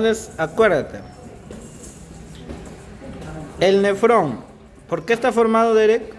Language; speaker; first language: Spanish; native; Spanish